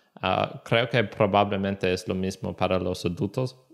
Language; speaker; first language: Spanish; non-native, learner; English